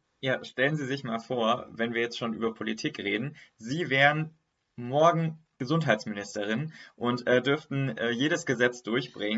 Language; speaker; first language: German; native; German